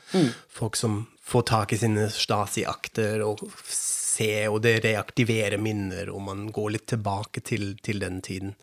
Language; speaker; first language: Norwegian; non-native, fluent; German